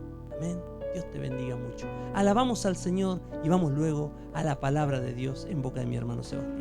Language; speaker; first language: Spanish; native; Spanish